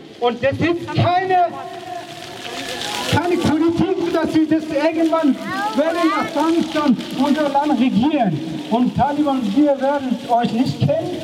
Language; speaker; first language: German; non-native, fluent; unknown